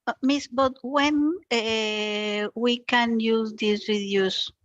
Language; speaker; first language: English; non-native, learner; Spanish